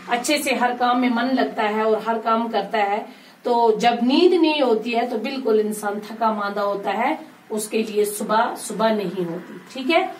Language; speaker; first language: Urdu; non-native, local second language; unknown